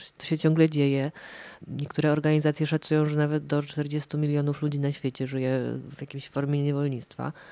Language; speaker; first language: Polish; native; Polish